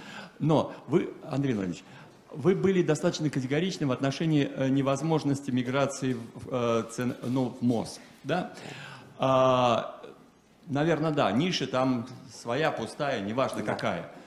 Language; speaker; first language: Russian; native; Russian